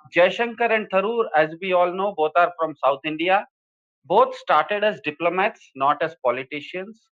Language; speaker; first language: English; non-native, local second language; Hindi